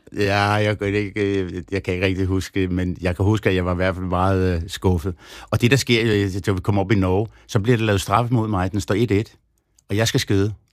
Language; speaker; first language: Danish; native; Danish